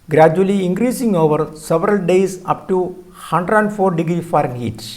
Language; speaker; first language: English; non-native, local second language; Malayalam